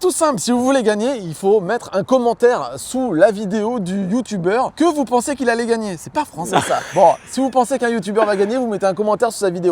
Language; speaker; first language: French; native; French